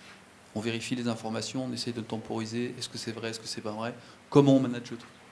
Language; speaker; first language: French; native; French